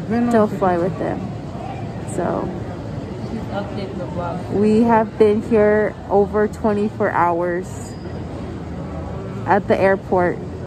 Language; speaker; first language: English; early bilingual, other home language; Spanish